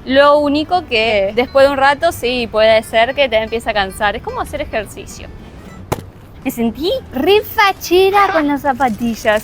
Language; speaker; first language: Spanish; native; Spanish